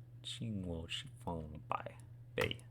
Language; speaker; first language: Chinese; non-native, learner; English